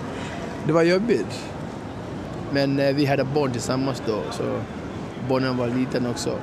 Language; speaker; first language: Swedish; non-native, fluent; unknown